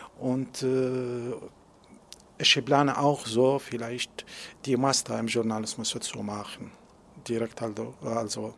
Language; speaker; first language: German; non-native, learner; Arabic